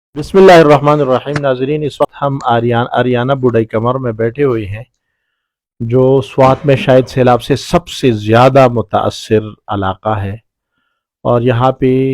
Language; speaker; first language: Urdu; non-native, local second language; Pashto